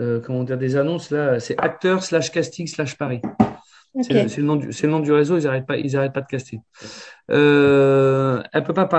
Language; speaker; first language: French; native; French